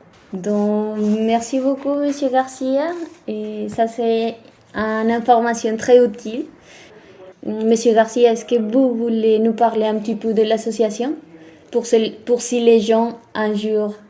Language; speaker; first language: French; non-native, fluent; Spanish